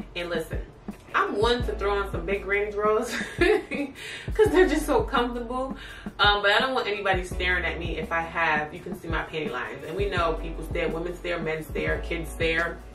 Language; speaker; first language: English; native; English